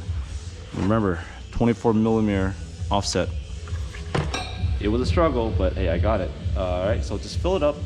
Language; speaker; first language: English; native; English